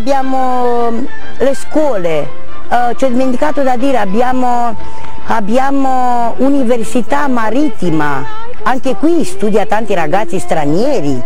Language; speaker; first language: Italian; non-native, learner; Romanian